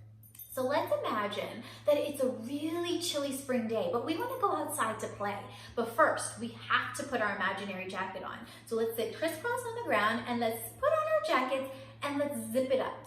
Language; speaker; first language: English; native; English